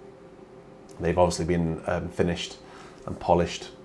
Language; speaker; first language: English; native; English